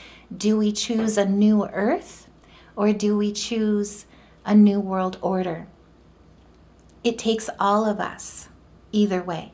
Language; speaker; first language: English; native; English